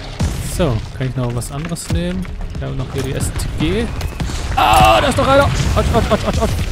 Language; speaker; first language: German; native; German